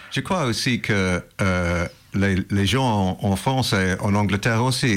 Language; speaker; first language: French; non-native, learner; English